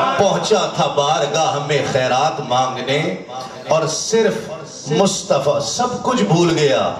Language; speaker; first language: Urdu; non-native, local second language; Punjabi